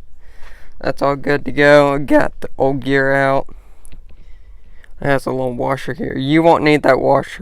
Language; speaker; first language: English; native; English